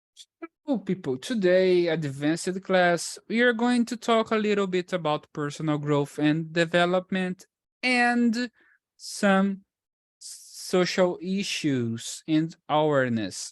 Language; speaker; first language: English; non-native, fluent; Portuguese